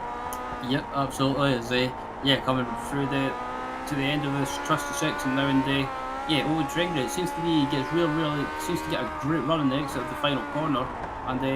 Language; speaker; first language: English; native; English